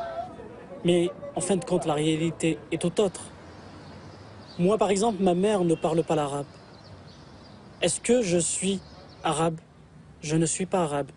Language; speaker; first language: French; non-native, local second language; Kabyle